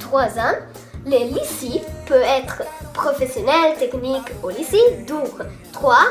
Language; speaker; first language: French; non-native, learner; Italian